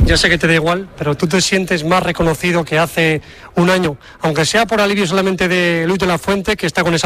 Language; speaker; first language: Spanish; native; Spanish